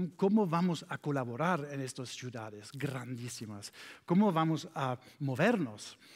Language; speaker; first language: Spanish; non-native, learner; German